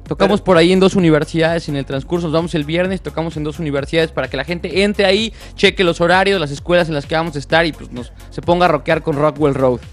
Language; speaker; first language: Spanish; native; Spanish